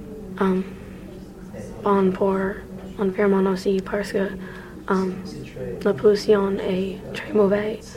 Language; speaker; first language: French; non-native, learner; English